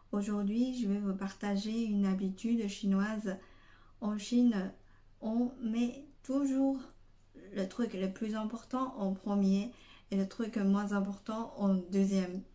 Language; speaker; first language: French; non-native, fluent; Chinese